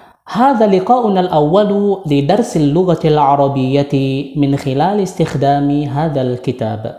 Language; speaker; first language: Arabic; non-native, fluent; Indonesian